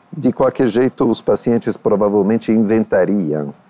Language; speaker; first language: Portuguese; non-native, fluent; Italian